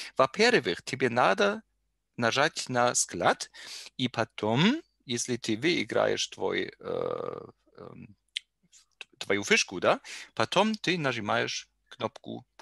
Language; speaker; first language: Russian; non-native, learner; German